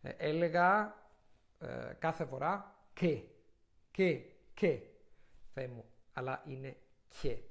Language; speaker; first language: Greek; non-native, fluent; Italian